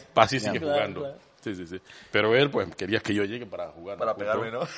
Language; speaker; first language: Spanish; non-native, fluent; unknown